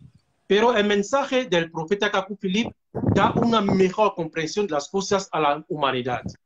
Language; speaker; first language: Spanish; non-native, fluent; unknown